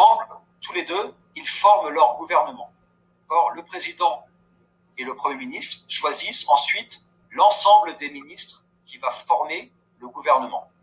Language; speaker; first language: French; native; French